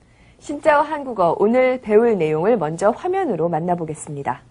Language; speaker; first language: Korean; native; Korean